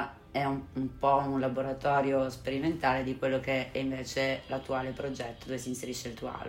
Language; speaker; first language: Italian; native; Italian